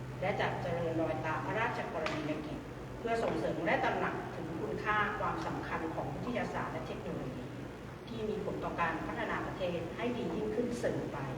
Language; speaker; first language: Thai; native; Thai